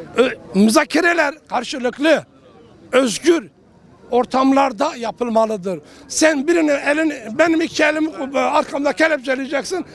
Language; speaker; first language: Turkish; non-native, local second language; Kurdish